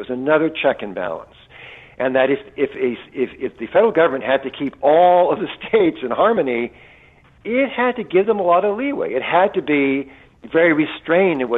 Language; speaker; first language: English; native; English